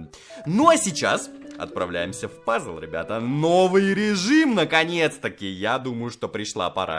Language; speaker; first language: Russian; native; Russian